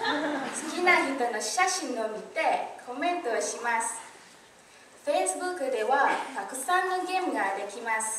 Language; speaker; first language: Japanese; non-native, learner; English